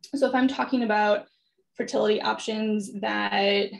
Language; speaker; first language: English; native; English